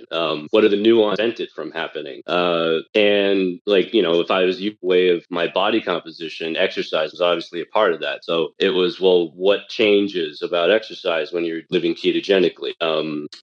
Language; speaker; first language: English; early bilingual, other home language; Chinese